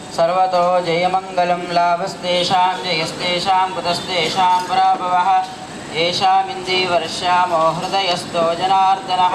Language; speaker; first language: Telugu; native; Telugu